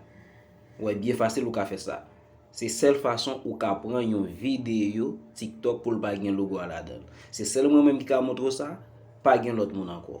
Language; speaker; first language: French; non-native, learner; Haitian Creole